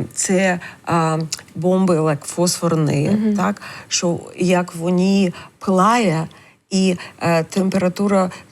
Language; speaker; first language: Ukrainian; non-native, learner; English